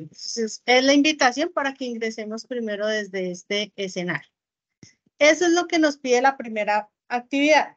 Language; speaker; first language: Spanish; native; Spanish